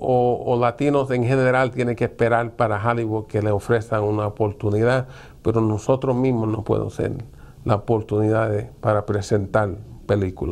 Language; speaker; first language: Spanish; early bilingual, heritage; Spanish